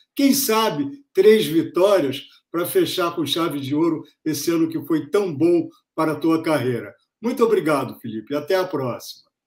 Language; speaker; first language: Portuguese; native; Portuguese